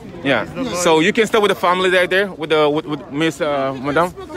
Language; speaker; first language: English; non-native, fluent; Wolof